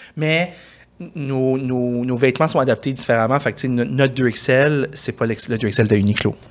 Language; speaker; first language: French; early bilingual, other home language; Persian